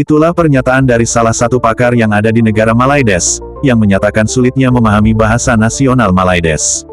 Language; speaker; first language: Indonesian; native; Indonesian